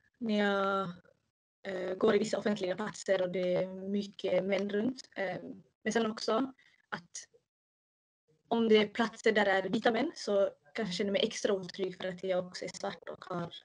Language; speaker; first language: Swedish; early bilingual, other home language; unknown